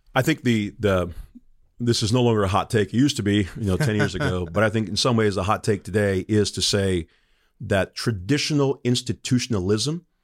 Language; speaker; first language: English; non-native, fluent; Portuguese